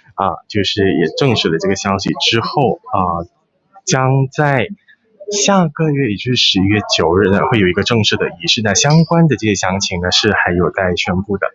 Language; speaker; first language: Chinese; native; Chinese